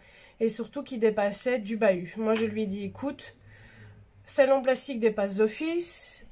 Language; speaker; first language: French; native; French